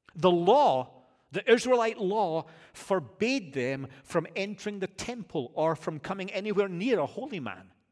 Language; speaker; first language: English; native; English